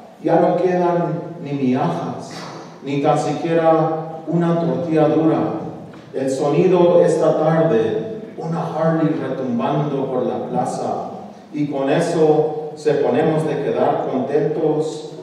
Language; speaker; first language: Spanish; early bilingual, heritage; Spanish